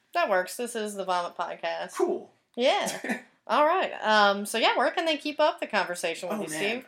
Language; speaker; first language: English; native; English